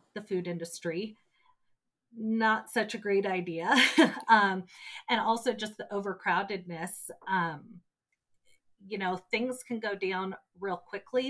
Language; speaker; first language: English; native; English